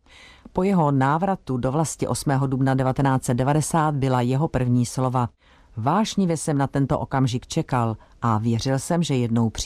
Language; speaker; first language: Czech; native; Czech